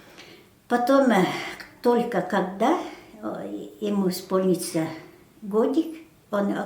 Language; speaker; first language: Russian; non-native, local second language; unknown